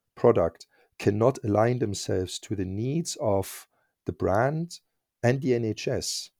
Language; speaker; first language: English; non-native, fluent; German